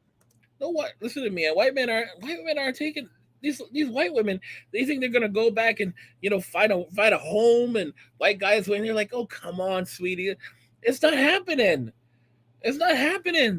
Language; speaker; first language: English; native; English